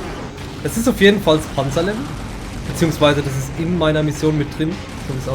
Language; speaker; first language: German; native; German